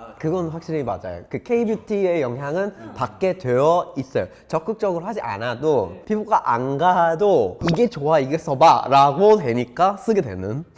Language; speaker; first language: Korean; non-native, fluent; English